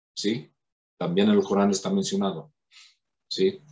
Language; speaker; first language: Spanish; non-native, fluent; Arabic